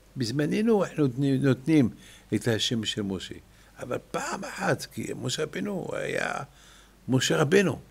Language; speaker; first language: Hebrew; non-native, fluent; French